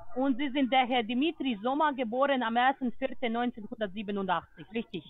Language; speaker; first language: German; non-native, fluent; Bosnian